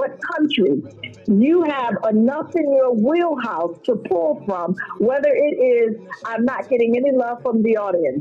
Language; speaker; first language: English; native; English